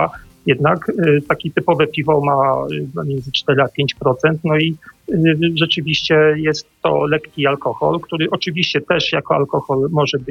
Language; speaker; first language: Polish; native; Polish